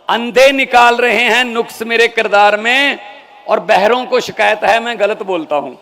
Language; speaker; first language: Hindi; non-native, local second language; Punjabi